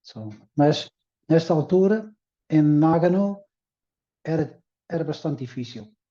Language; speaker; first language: Portuguese; early bilingual, heritage; Dutch